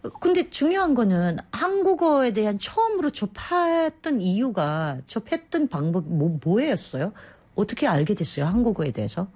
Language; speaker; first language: Korean; native; Korean